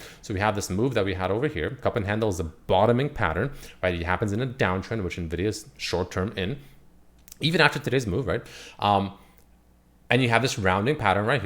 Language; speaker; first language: English; native; English